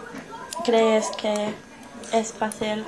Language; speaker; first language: Spanish; non-native, learner; English